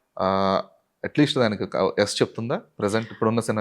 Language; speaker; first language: Telugu; native; Telugu